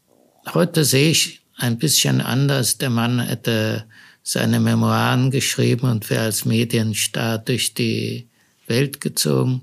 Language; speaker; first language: German; early bilingual, other home language; Hebrew